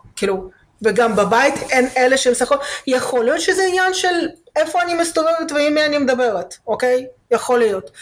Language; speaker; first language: Hebrew; early bilingual, other home language; Russian